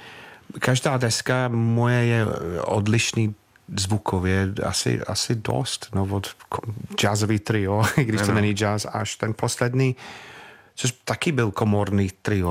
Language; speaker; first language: Czech; non-native, learner; English